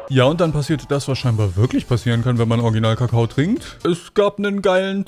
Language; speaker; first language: German; native; German